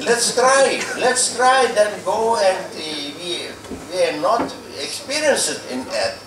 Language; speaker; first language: English; non-native, fluent; Lithuanian